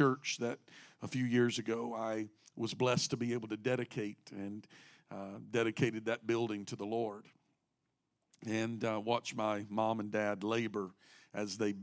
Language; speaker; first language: English; native; English